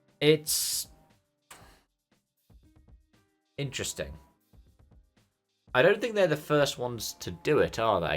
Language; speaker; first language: English; native; English